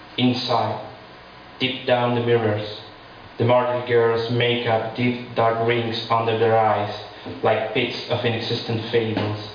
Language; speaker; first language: English; non-native, fluent; Spanish